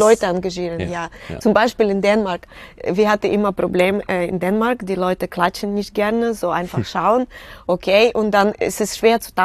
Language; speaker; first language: German; non-native, fluent; Russian